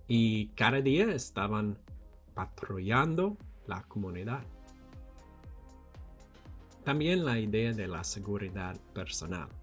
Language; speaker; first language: Spanish; non-native, learner; English